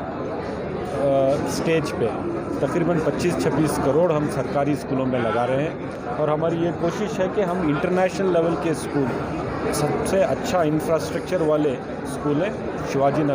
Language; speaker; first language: Urdu; native; Urdu